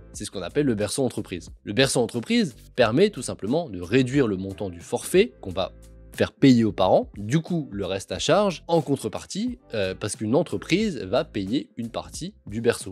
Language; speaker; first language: French; native; French